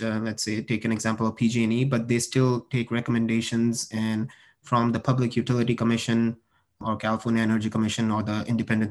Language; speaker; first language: English; non-native, local second language; Hindi